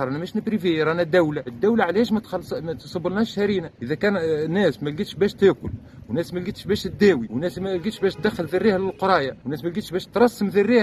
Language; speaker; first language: Arabic; native; Arabic